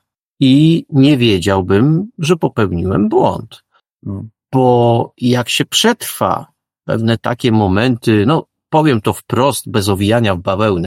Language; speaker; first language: Polish; native; Polish